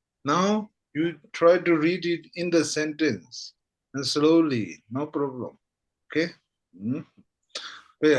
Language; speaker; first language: English; non-native, fluent; Tibetan